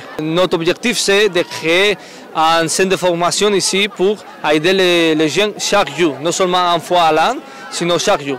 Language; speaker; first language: French; non-native, learner; Spanish